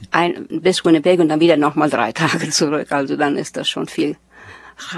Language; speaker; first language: German; early bilingual, heritage; German